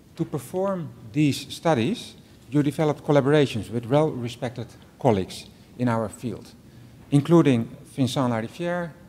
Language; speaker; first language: English; non-native, fluent; Dutch